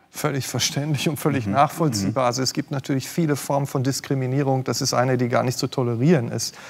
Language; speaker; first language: German; native; German